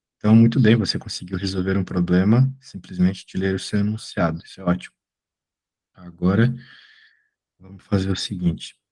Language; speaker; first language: Portuguese; native; Portuguese